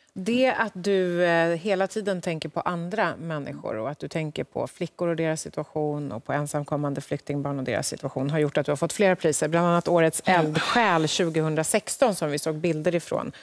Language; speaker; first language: Swedish; native; Swedish